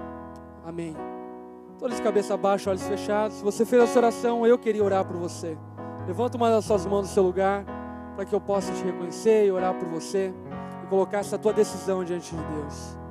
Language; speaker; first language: Portuguese; native; Portuguese